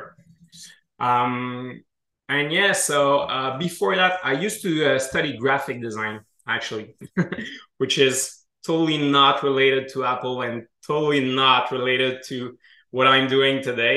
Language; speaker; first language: English; non-native, fluent; French